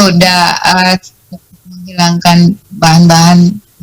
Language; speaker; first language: Indonesian; native; Indonesian